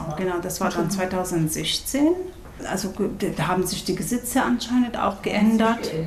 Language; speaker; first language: German; non-native, fluent; Arabic